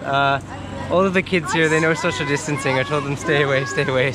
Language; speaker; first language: English; native; English